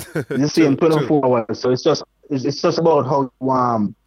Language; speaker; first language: English; non-native, local second language; Jamaican Creole English